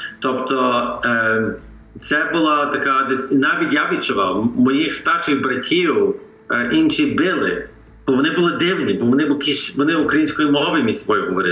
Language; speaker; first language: Ukrainian; early bilingual, heritage; English